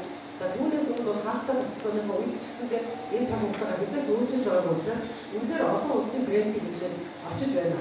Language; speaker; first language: Mongolian; native; Mongolian